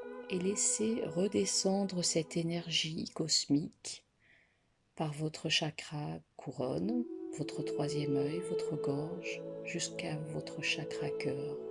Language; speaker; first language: French; native; French